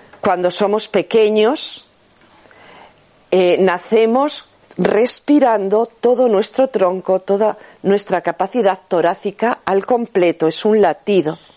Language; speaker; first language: Spanish; native; Spanish